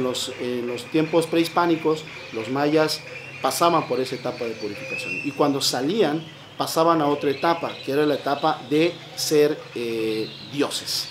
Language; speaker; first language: Spanish; native; Spanish